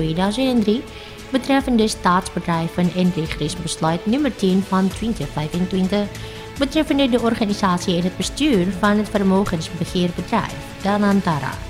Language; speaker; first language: Dutch; non-native, learner; Indonesian